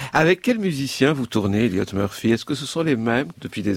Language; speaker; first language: French; native; French